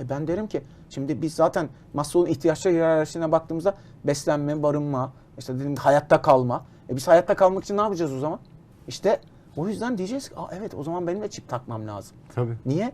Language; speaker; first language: Turkish; native; Turkish